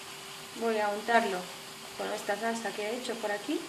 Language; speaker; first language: Spanish; non-native, fluent; Arabic